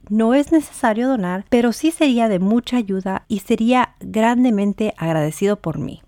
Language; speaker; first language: Spanish; early bilingual, heritage; Spanish